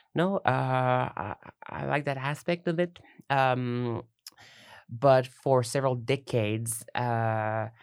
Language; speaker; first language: English; non-native, fluent; French